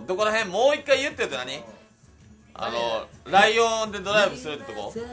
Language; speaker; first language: Japanese; native; Japanese